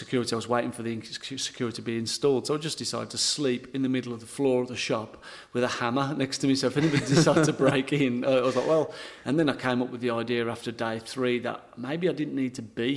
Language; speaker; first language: English; native; English